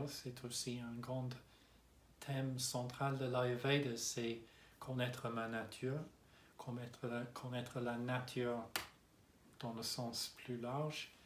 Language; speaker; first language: French; non-native, fluent; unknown